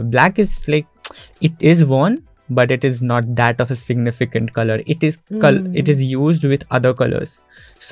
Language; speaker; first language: English; non-native, local second language; Marathi